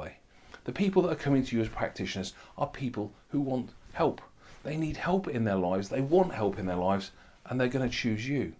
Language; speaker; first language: English; native; English